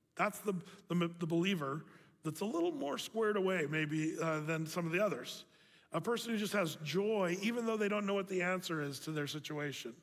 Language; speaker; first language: English; native; English